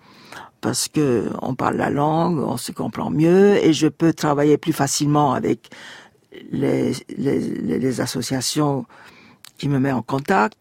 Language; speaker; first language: French; non-native, fluent; Turkish